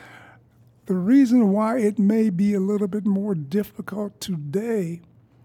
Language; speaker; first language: English; native; English